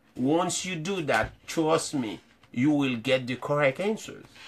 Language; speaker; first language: English; non-native, fluent; Haitian Creole